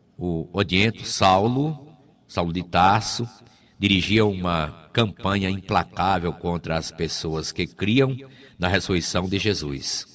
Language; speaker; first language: Portuguese; native; Portuguese